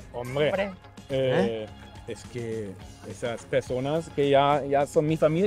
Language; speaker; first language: Spanish; non-native, fluent; German